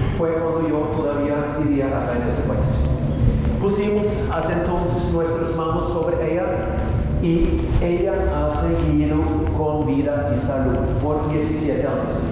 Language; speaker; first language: Spanish; non-native, fluent; Norwegian